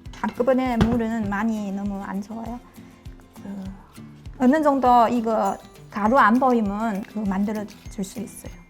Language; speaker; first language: Korean; non-native, learner; Chinese